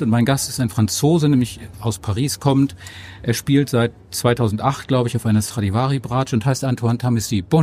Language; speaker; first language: German; native; German